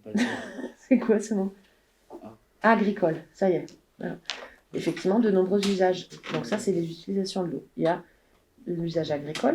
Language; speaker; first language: French; native; French